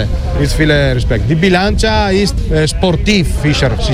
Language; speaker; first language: German; non-native, learner; Italian